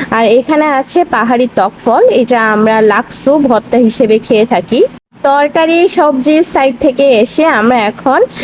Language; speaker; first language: Bangla; non-native, local second language; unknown